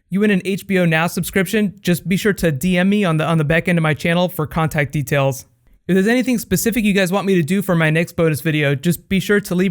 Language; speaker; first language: English; native; English